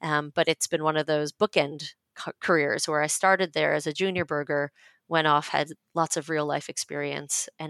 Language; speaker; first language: English; native; English